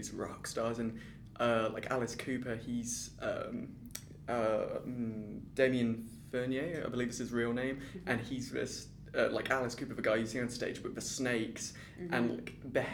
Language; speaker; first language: English; native; English